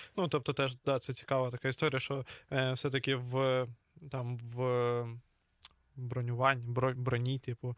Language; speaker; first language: Ukrainian; native; Ukrainian